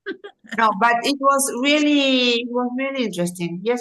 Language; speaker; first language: English; non-native, learner; Spanish